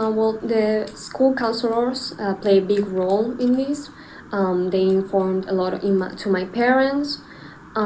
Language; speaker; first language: English; non-native, fluent; Spanish